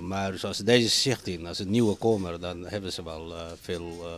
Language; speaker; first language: Dutch; non-native, fluent; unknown